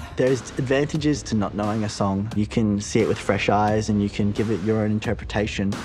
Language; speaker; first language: English; native; English